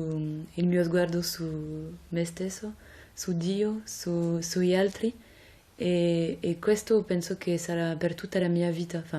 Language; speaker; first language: Italian; non-native, fluent; French